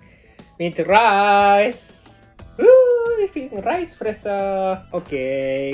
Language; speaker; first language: German; non-native, learner; Japanese